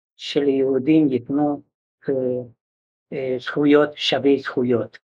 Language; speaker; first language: Hebrew; non-native, fluent; Yiddish